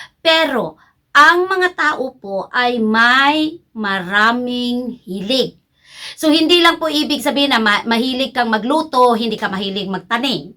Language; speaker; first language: Filipino; non-native, local second language; Cebuano